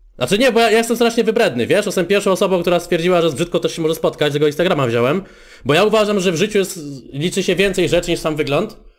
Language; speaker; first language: Polish; native; Polish